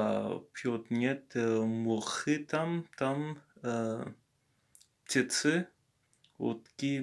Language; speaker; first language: Russian; non-native, learner; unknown